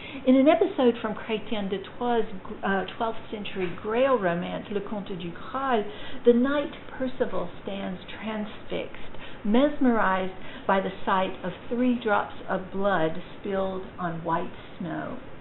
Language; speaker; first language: English; native; English